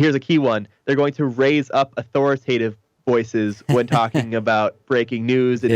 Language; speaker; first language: English; native; English